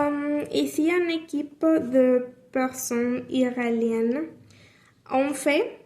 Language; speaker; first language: French; non-native, learner; Spanish